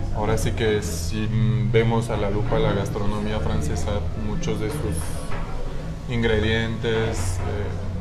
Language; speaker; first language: Spanish; non-native, fluent; French